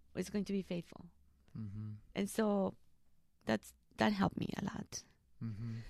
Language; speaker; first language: English; non-native, fluent; Spanish